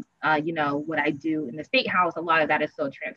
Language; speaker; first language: English; native; English